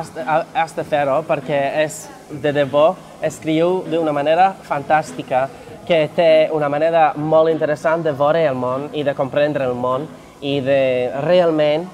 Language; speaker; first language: Catalan; non-native, fluent; English